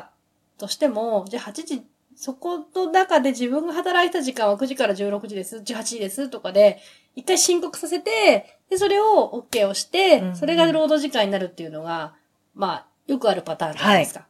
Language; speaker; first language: Japanese; native; Japanese